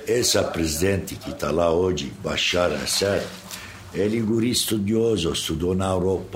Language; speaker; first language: Portuguese; non-native, fluent; Arabic